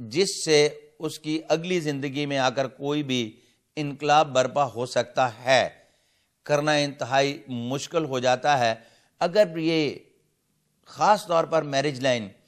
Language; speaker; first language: Urdu; non-native, local second language; Punjabi